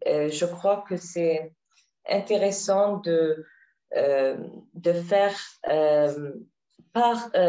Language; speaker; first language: French; non-native, learner; Arabic